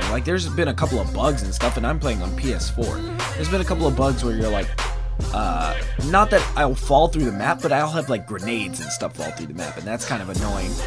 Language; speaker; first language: English; native; English